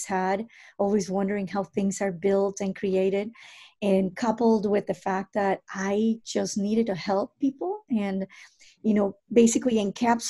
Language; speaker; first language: English; non-native, fluent; Spanish